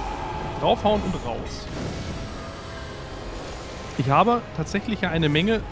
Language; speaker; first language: German; native; German